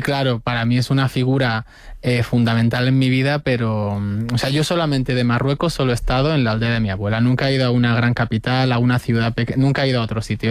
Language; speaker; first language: Spanish; native; Spanish